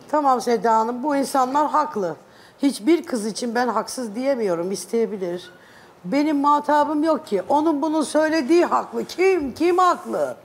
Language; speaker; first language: Turkish; native; Turkish